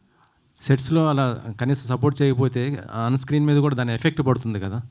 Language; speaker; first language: Telugu; native; Telugu